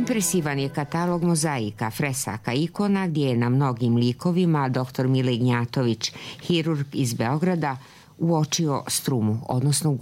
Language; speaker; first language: Serbian; native; Serbian